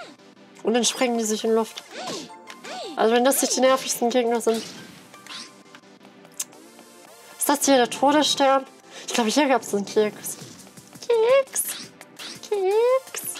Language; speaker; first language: German; native; German